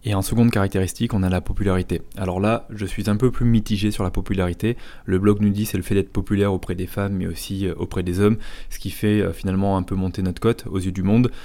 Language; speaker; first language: French; native; French